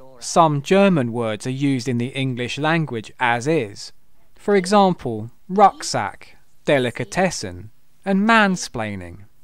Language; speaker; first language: English; native; English